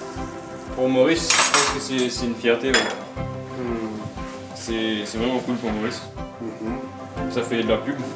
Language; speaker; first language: French; non-native, local second language; Morisyen